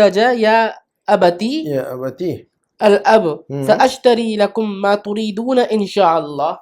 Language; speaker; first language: Arabic; non-native, learner; Urdu